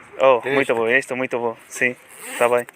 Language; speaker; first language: Portuguese; non-native, learner; Bangla